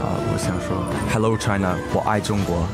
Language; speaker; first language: Chinese; early bilingual, heritage; English